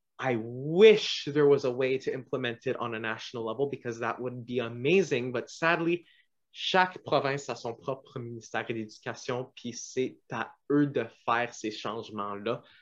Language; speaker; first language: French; non-native, local second language; English